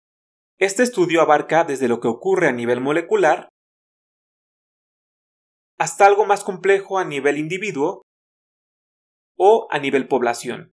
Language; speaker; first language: Spanish; native; Spanish